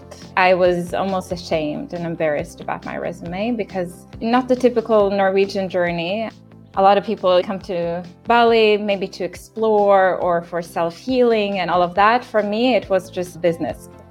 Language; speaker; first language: English; non-native, fluent; Norwegian